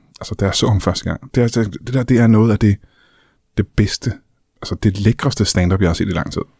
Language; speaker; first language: Danish; native; Danish